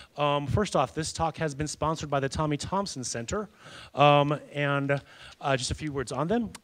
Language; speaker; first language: English; native; English